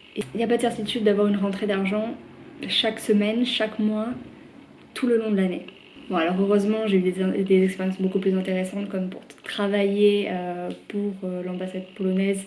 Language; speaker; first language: French; native; French